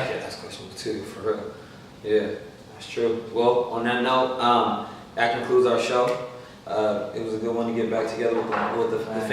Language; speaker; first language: English; native; English